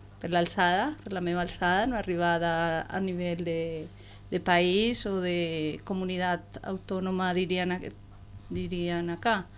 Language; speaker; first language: Catalan; non-native, learner; Spanish